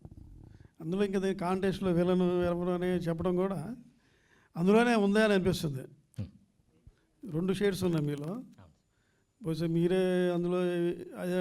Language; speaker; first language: Telugu; native; Telugu